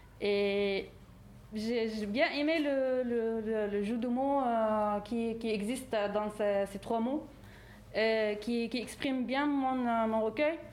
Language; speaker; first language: French; non-native, fluent; Arabic